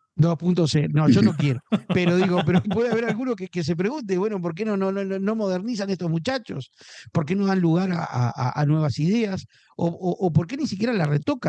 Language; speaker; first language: Spanish; native; Spanish